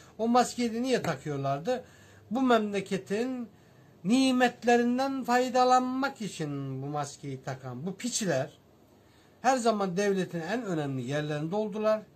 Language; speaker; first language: Turkish; native; Turkish